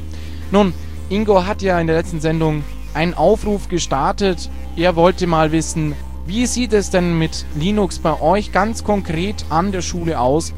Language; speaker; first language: German; native; German